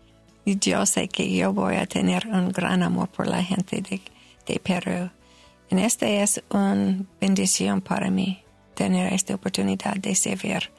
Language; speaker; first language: Spanish; non-native, learner; English